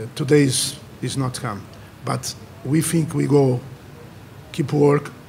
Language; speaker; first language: English; non-native, learner; Kabuverdianu